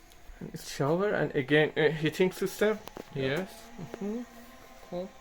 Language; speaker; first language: English; non-native, learner; Persian